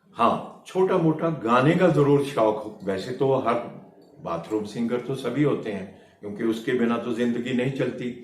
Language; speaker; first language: Hindi; native; Hindi